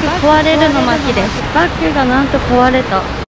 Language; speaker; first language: Japanese; native; Japanese